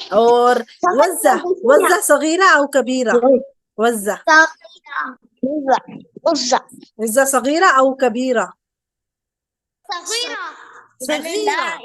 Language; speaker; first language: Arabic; non-native, fluent; Urdu